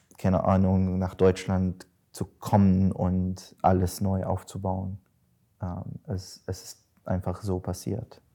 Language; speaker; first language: German; non-native, learner; Arabic